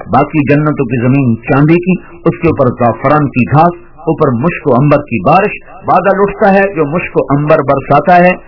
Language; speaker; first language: Urdu; non-native, local second language; Punjabi